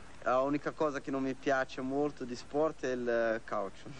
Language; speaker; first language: Italian; non-native, fluent; Portuguese